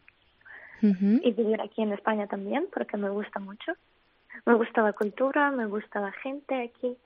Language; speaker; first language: Spanish; non-native, fluent; Ukrainian